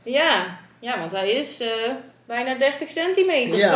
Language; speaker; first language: Dutch; native; Dutch